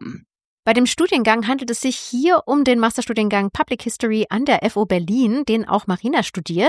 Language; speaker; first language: German; native; German